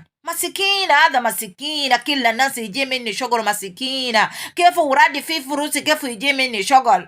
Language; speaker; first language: Arabic; non-native, learner; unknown